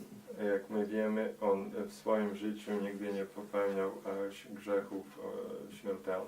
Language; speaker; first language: Polish; early bilingual, heritage; Polish